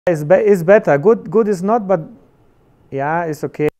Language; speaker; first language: English; non-native, fluent; German